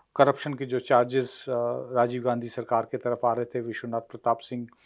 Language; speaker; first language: Hindi; native; Hindi